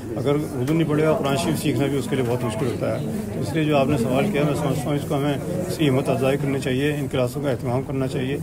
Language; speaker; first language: Urdu; native; Urdu